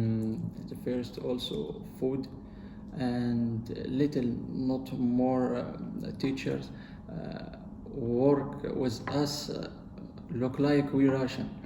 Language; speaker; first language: English; non-native, learner; Arabic